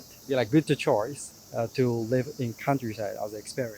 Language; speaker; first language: English; non-native, fluent; Japanese